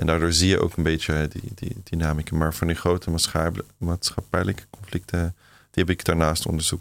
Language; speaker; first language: Dutch; non-native, fluent; German